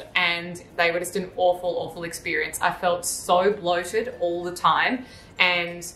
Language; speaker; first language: English; native; English